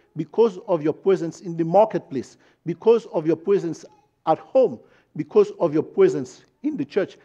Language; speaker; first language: English; non-native, fluent; Haitian Creole